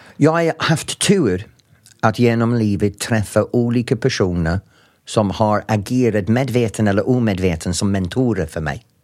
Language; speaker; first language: Swedish; non-native, fluent; English